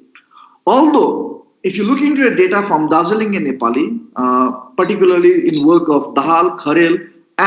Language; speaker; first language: English; non-native, local second language; Nepali